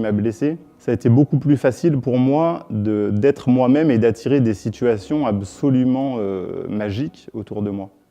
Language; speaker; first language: French; native; French